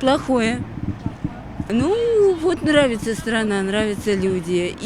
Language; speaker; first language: Russian; non-native, local second language; Armenian